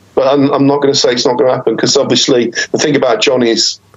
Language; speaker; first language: English; native; English